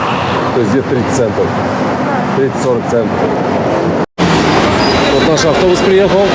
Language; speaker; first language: Russian; native; Russian